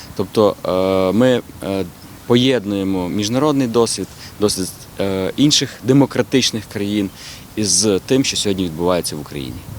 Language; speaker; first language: Ukrainian; native; Ukrainian